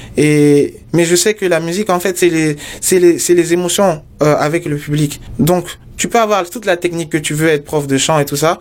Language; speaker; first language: French; non-native, local second language; Mossi